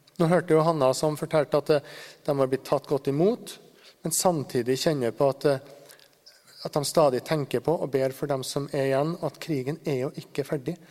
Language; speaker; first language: Norwegian; native; Norwegian